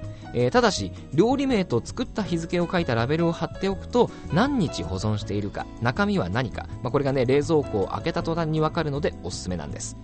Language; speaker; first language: Japanese; native; Japanese